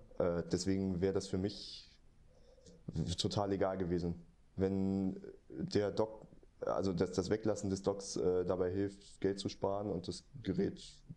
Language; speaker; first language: German; native; German